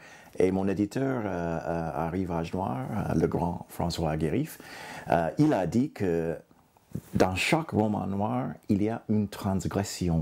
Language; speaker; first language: French; non-native, fluent; English